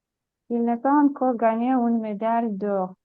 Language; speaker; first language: French; non-native, learner; Ukrainian